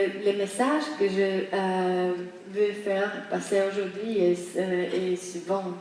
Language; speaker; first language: French; non-native, fluent; Estonian